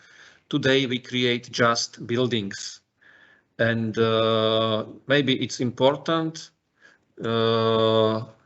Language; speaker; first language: English; non-native, fluent; Slovak